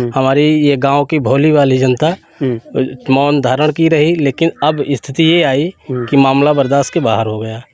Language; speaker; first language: Hindi; native; Hindi